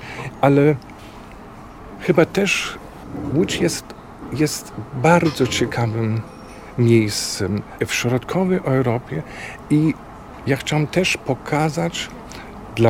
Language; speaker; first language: Polish; non-native, fluent; German